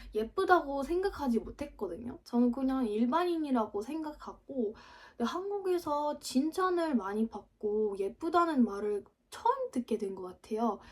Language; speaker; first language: Korean; non-native, fluent; Ukrainian